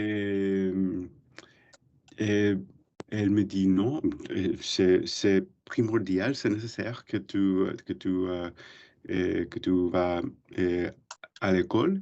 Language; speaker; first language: French; non-native, learner; English